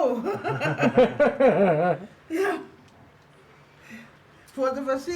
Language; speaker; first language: Dutch; non-native, local second language; Papiamento